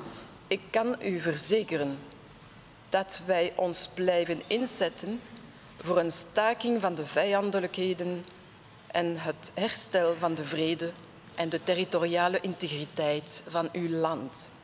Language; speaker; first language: Dutch; non-native, local second language; French